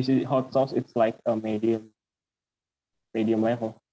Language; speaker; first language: English; non-native, fluent; Indonesian